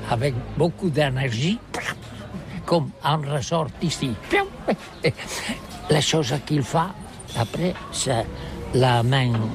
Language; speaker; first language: French; non-native, learner; Catalan